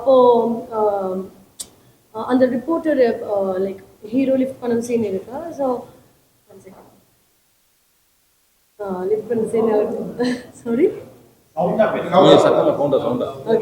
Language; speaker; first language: Tamil; non-native, fluent; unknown